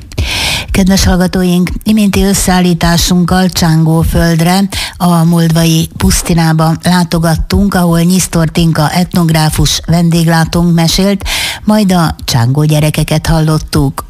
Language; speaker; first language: Hungarian; native; Hungarian